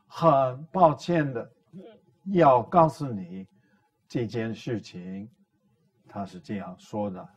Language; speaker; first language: Chinese; non-native, fluent; English